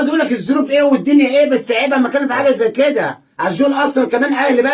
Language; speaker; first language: Arabic; native; Arabic